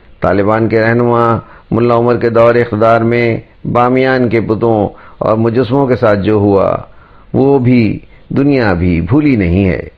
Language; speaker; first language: Urdu; native; Urdu